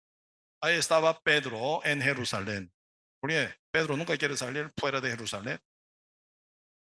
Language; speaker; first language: Spanish; non-native, learner; Korean